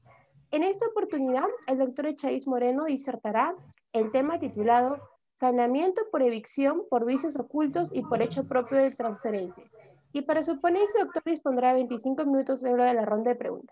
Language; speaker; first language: Spanish; native; Spanish